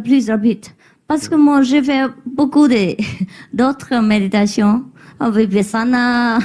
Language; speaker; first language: French; non-native, learner; Vietnamese